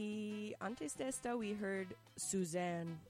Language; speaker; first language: Spanish; non-native, learner; English